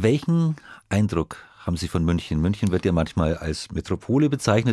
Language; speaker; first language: German; native; German